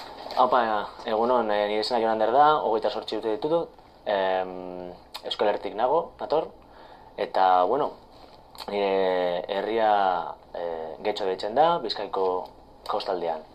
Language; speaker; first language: Basque; non-native, local second language; Spanish